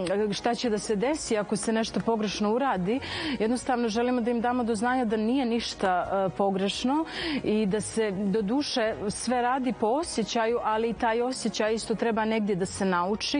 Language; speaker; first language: Serbian; native; Serbian